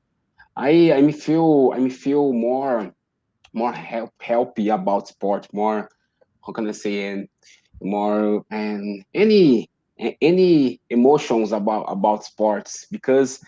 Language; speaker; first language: English; non-native, learner; Portuguese